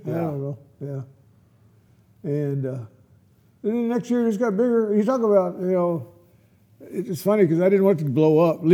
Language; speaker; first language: English; native; English